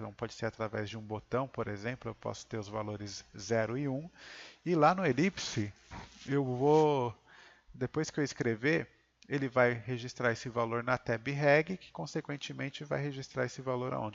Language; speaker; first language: Portuguese; native; Portuguese